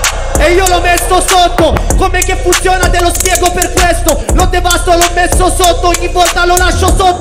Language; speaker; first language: Italian; native; Italian